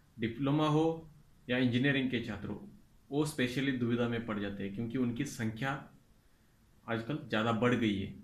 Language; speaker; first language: Hindi; non-native, local second language; Kannada